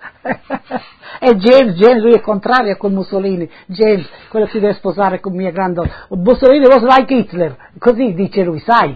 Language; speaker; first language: Italian; non-native, local second language; Friulian